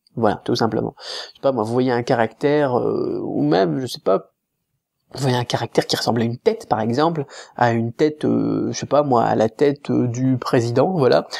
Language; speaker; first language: French; native; French